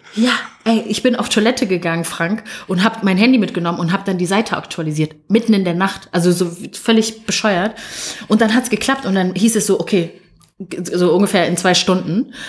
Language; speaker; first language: German; early bilingual, other home language; Kinyarwanda